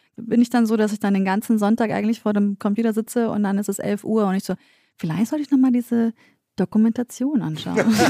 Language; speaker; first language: German; early bilingual, other home language; Central Kurdish